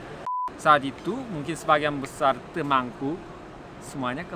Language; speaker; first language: Indonesian; non-native, learner; Korean